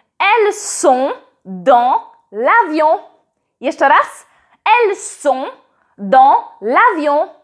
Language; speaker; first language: French; non-native, fluent; Polish